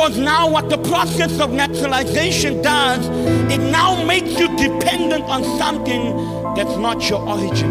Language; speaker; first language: English; native; English